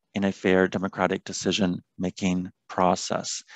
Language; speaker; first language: English; native; English